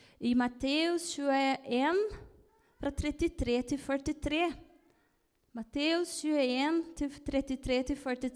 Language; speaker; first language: Norwegian; non-native, fluent; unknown